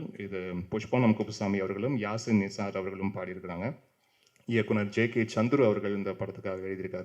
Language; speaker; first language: Tamil; native; Tamil